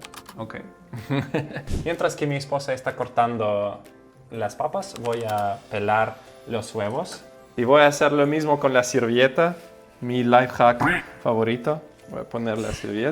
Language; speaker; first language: Spanish; non-native, fluent; Russian